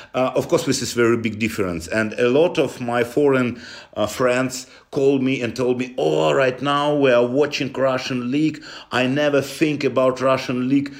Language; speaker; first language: English; non-native, learner; Russian